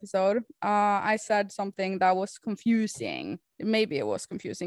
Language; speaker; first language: English; non-native, fluent; Norwegian